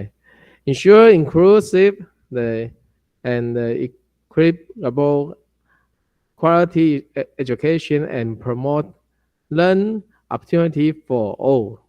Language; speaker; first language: English; non-native, learner; Chinese